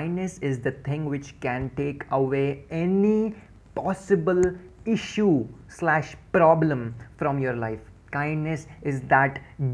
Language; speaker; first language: English; non-native, local second language; Hindi